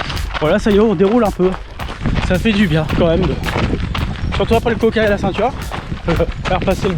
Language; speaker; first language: French; native; French